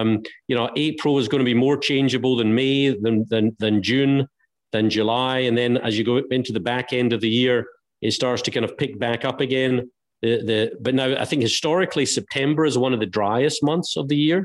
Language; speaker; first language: English; native; English